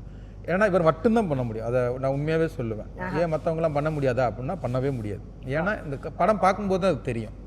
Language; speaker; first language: Tamil; native; Tamil